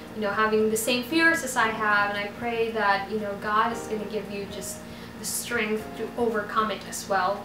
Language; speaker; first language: English; non-native, local second language; Filipino